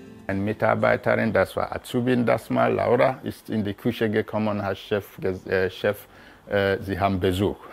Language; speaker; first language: German; non-native, fluent; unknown